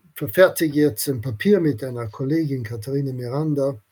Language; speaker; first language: German; non-native, local second language; English